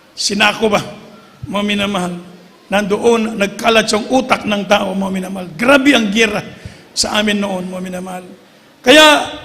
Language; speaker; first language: Filipino; native; Filipino